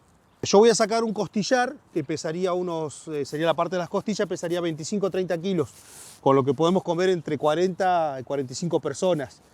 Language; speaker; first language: Spanish; native; Spanish